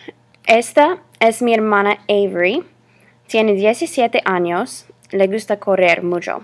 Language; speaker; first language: Spanish; non-native, learner; English